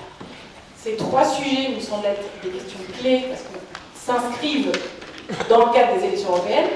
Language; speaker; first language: French; native; French